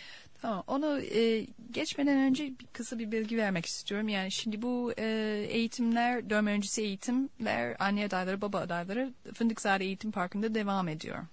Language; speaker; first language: Turkish; non-native, fluent; English